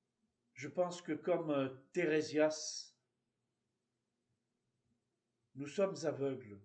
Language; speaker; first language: French; native; French